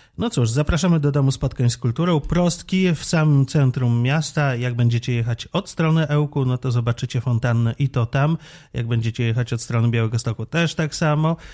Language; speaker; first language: Polish; native; Polish